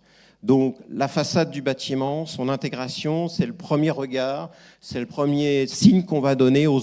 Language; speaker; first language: French; native; French